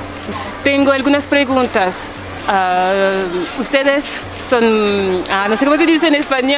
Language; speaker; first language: Spanish; non-native, learner; French